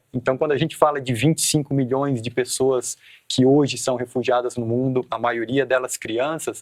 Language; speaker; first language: Portuguese; native; Portuguese